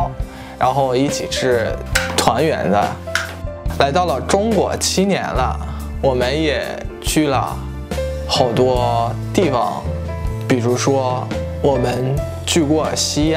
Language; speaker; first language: Chinese; non-native, fluent; Malagasy